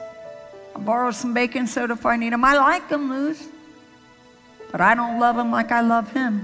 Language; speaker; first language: English; native; English